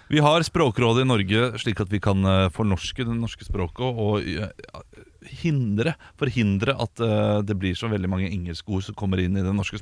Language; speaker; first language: Norwegian; native; Norwegian